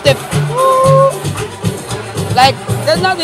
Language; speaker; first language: English; non-native, learner; Swahili